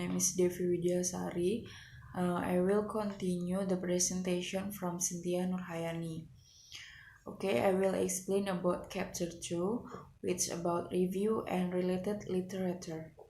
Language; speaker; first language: English; non-native, learner; Indonesian